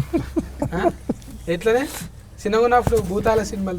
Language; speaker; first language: Telugu; native; Telugu